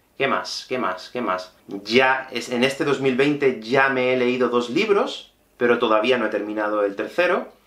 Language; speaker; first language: Spanish; native; Spanish